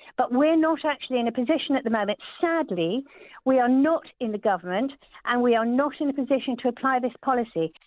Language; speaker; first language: English; native; English